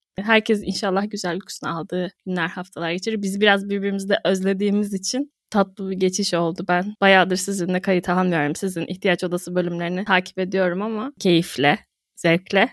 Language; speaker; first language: Turkish; native; Turkish